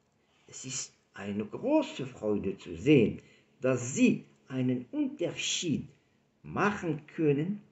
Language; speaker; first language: German; non-native, fluent; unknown